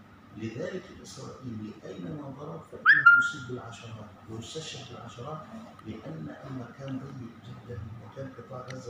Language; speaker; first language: Arabic; native; Arabic